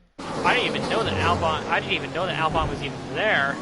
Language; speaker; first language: English; native; English